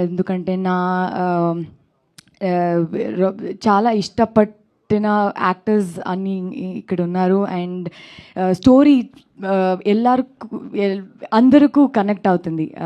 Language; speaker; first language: Telugu; non-native, learner; Kannada